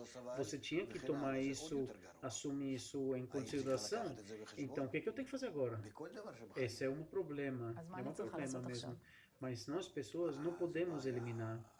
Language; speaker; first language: Portuguese; non-native, fluent; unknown